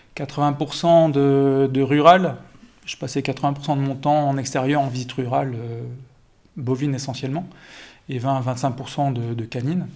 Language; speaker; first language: French; native; French